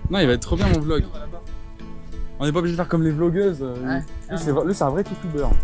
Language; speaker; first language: French; native; French